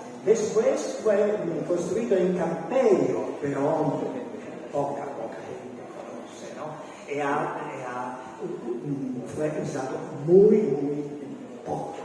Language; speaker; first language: Spanish; non-native, learner; Italian